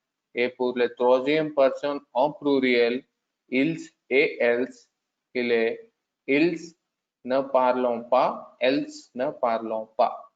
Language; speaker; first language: French; non-native, learner; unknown